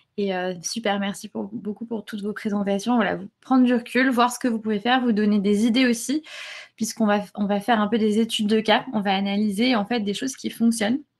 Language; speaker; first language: French; native; French